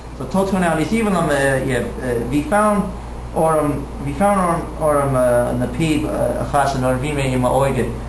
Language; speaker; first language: Irish; non-native, local second language; English